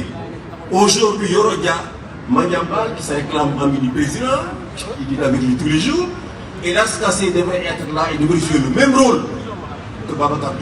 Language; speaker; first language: French; non-native, local second language; Wolof